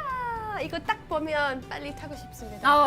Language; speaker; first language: Korean; non-native, learner; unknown